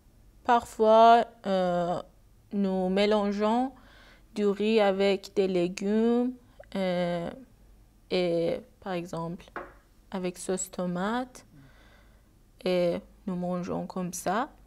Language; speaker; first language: French; non-native, learner; Persian